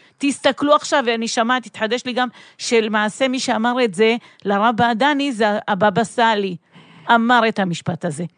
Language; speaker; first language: Hebrew; native; Hebrew